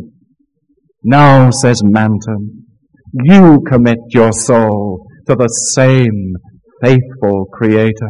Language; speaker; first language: English; native; English